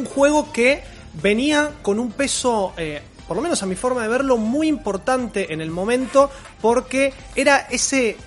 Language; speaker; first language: Spanish; native; Spanish